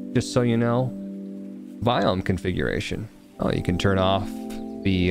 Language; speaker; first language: English; native; English